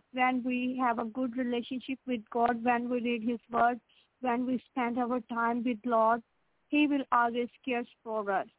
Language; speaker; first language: English; non-native, local second language; Punjabi